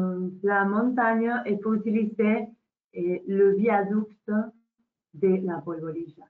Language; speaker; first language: French; non-native, learner; Spanish